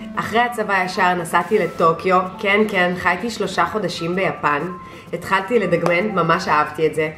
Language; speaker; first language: Hebrew; early bilingual, other home language; Russian